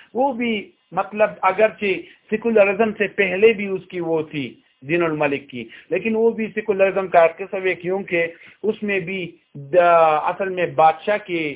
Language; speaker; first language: Urdu; non-native, local second language; Pashto